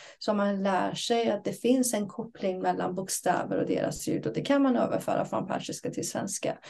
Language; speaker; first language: Swedish; non-native, fluent; Persian